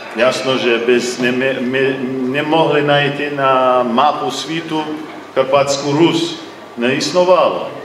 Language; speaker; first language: Ukrainian; early bilingual, heritage; Rusyn